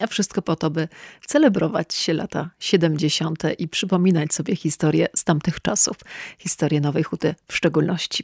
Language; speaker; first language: Polish; native; Polish